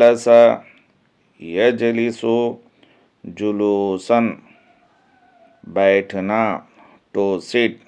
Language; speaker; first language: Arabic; non-native, fluent; Urdu